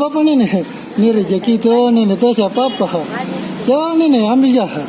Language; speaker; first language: Malay; native; Malay